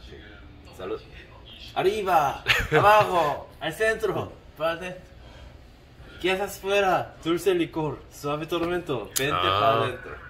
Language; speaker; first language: Spanish; non-native, learner; Korean